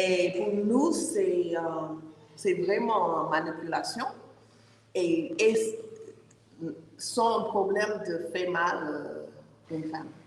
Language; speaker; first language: French; non-native, learner; English